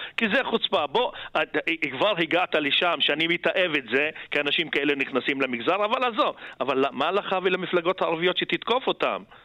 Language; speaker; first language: Hebrew; non-native, local second language; Arabic